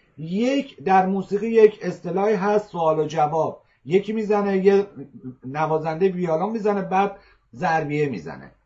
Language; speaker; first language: Persian; native; Persian